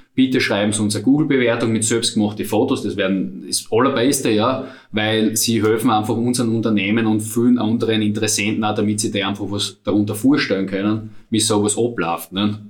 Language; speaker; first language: German; native; German